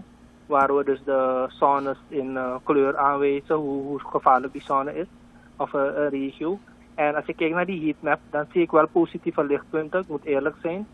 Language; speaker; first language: Dutch; native; Dutch